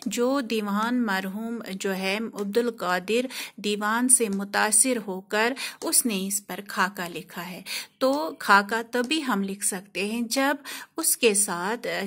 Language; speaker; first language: Urdu; non-native, local second language; Kashmiri